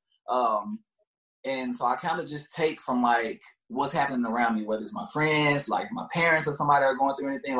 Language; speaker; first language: English; native; English